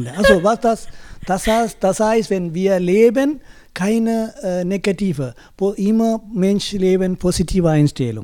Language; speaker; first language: German; non-native, learner; Tamil